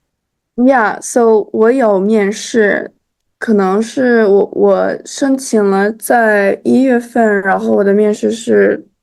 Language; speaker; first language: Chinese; early bilingual, heritage; Chinese